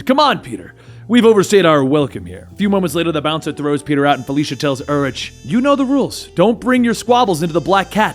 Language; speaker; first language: English; native; English